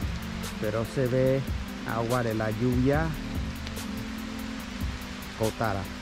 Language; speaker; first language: Spanish; non-native, learner; Khmer